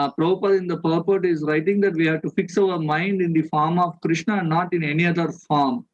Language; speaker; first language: English; non-native, local second language; Tamil